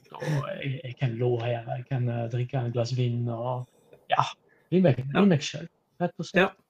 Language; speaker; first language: Norwegian; non-native, fluent; French